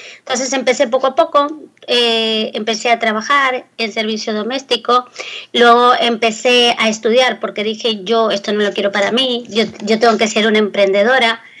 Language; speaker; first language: Spanish; native; Spanish